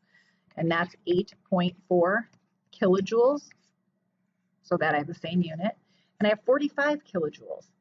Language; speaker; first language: English; native; English